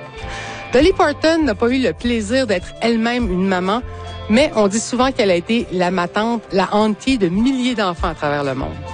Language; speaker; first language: French; native; French